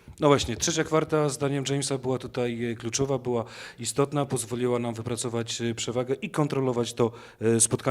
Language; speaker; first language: Polish; native; Polish